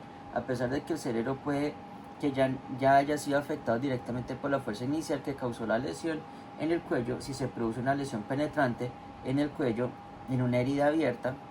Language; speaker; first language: Spanish; native; Spanish